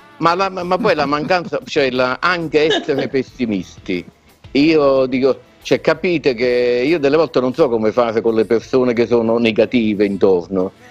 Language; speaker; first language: Italian; native; Italian